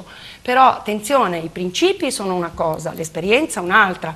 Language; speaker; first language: Italian; native; Italian